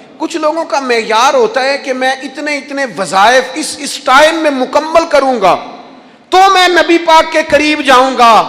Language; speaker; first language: Urdu; non-native, local second language; Punjabi